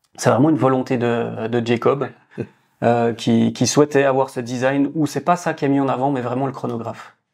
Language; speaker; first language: French; native; French